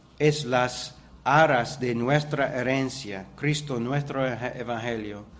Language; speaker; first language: Spanish; non-native, fluent; English